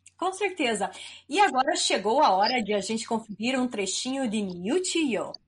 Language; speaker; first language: Portuguese; native; Portuguese